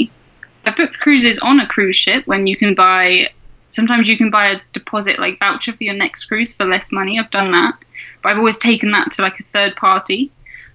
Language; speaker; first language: English; native; English